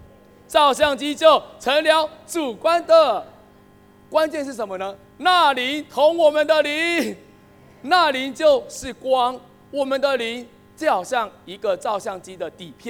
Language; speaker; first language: Chinese; native; Chinese